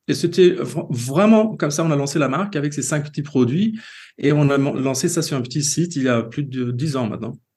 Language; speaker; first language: French; non-native, fluent; Swedish